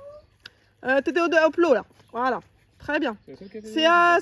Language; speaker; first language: French; native; French